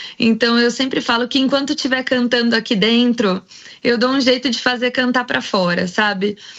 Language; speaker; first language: Portuguese; native; Portuguese